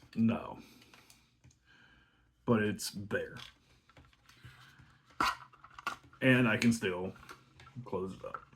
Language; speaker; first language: English; native; English